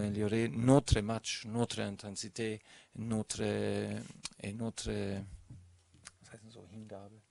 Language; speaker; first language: French; non-native, learner; German